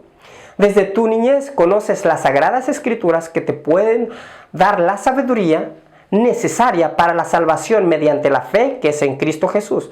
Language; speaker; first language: Spanish; native; Spanish